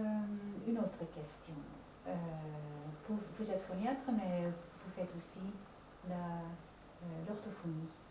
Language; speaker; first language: French; non-native, fluent; Dutch